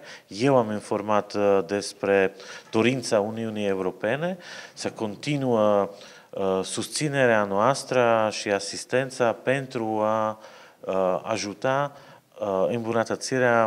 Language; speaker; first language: Romanian; non-native, fluent; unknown